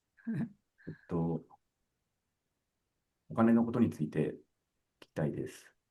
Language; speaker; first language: Japanese; native; Japanese